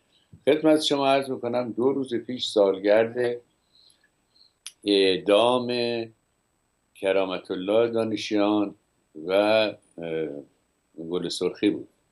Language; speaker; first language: Persian; native; Persian